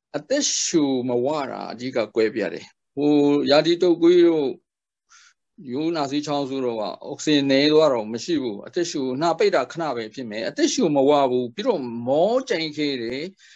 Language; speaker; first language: Burmese; non-native, local second language; Tedim Chin